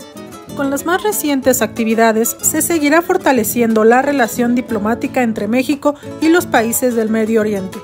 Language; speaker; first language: Spanish; native; Spanish